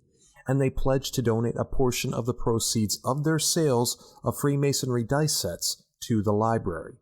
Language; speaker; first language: English; native; English